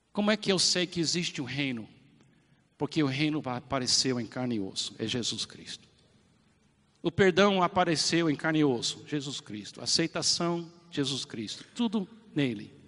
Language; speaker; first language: Portuguese; non-native, fluent; English